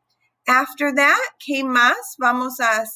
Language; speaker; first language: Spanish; non-native, fluent; English